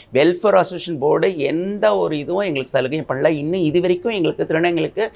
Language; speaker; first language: Tamil; native; Tamil